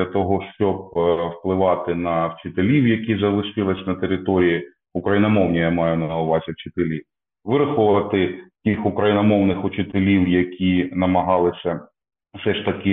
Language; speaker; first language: Ukrainian; non-native, local second language; Russian